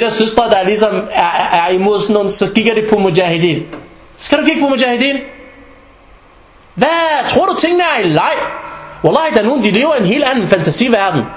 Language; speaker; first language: Danish; non-native, fluent; Arabic